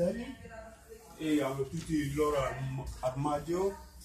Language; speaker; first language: Italian; non-native, fluent; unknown